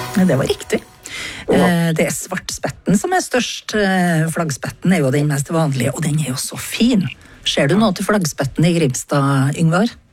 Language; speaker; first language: Norwegian; native; Norwegian